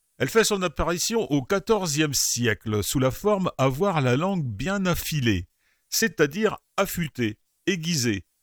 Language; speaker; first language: French; native; French